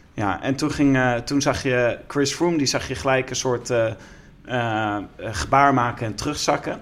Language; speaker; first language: Dutch; native; Dutch